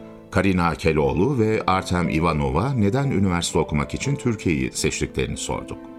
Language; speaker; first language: Turkish; native; Turkish